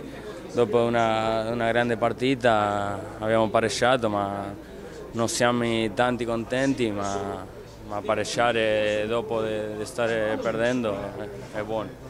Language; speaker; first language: Italian; non-native, fluent; Spanish